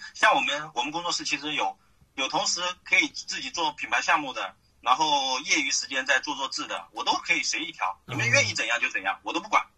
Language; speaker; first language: Chinese; native; Chinese